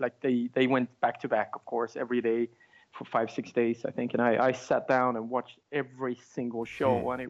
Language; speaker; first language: English; non-native, fluent; Swedish